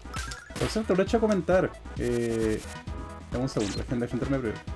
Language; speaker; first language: Spanish; native; Spanish